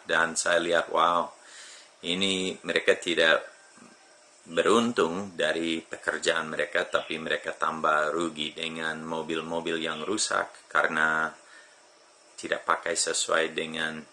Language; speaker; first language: Indonesian; non-native, fluent; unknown